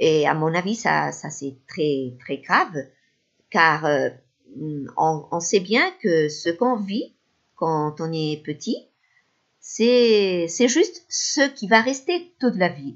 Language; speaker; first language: French; non-native, fluent; Spanish